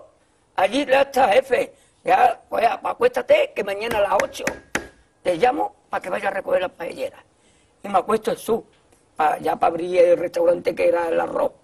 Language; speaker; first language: Spanish; native; Spanish